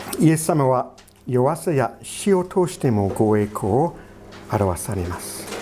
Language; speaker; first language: Japanese; non-native, fluent; English